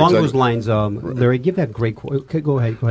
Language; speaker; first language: English; native; English